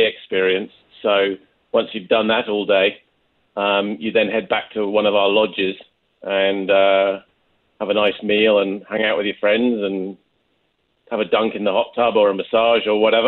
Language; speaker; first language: English; native; English